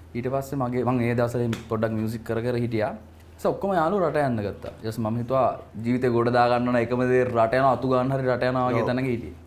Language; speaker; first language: Sinhala; native; Sinhala